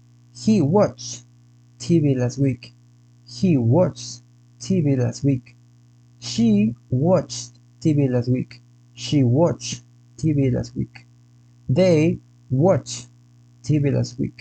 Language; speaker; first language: English; non-native, fluent; Spanish